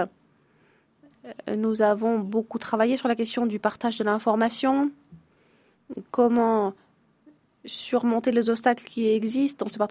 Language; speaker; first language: French; native; French